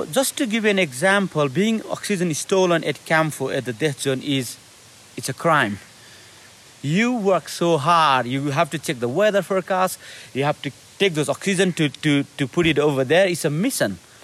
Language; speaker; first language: English; non-native, local second language; Nepali